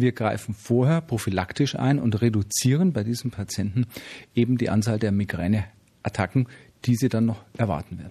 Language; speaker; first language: German; native; German